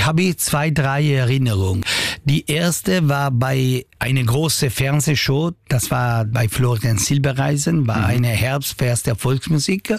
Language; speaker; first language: German; non-native, local second language; Italian